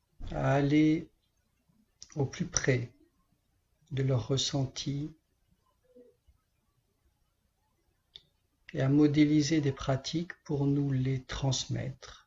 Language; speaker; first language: French; native; French